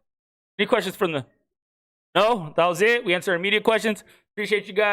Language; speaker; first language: English; native; English